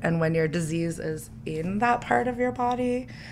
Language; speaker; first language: English; native; English